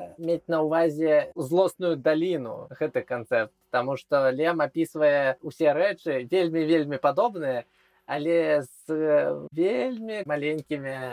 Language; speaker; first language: Belarusian; non-native, local second language; Russian